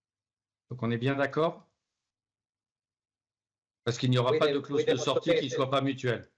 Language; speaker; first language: French; native; French